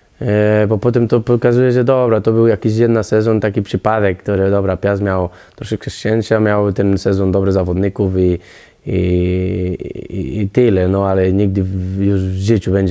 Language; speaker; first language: Polish; non-native, learner; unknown